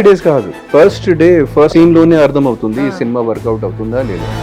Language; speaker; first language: Telugu; non-native, fluent; Hindi